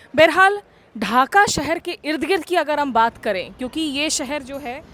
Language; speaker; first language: Hindi; native; Hindi